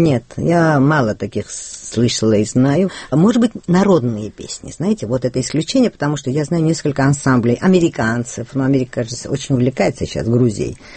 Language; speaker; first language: Russian; non-native, local second language; Georgian